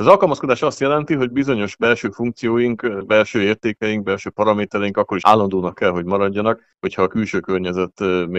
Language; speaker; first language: Hungarian; native; Hungarian